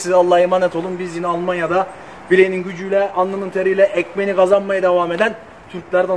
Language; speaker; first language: Turkish; native; Turkish